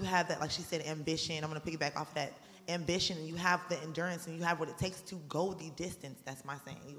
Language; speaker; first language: English; native; English